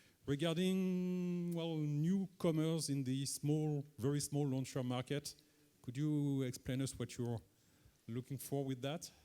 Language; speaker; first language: English; non-native, fluent; French